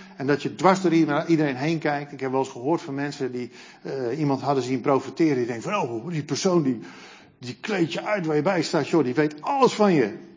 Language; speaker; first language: Dutch; native; Dutch